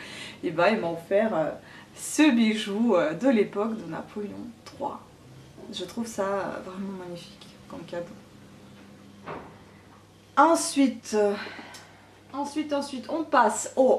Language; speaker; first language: French; non-native, fluent; Russian